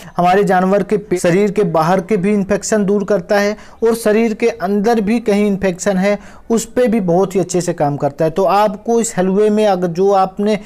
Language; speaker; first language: Hindi; native; Hindi